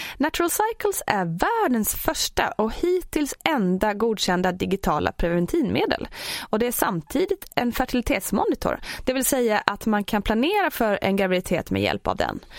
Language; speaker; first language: Swedish; native; Swedish